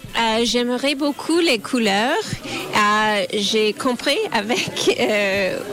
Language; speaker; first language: French; non-native, learner; English